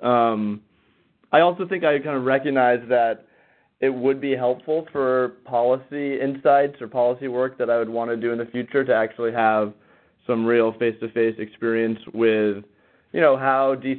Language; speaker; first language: English; native; English